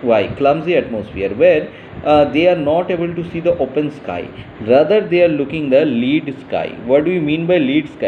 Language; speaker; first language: English; non-native, local second language; Hindi